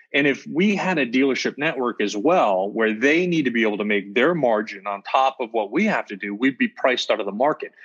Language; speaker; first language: English; native; English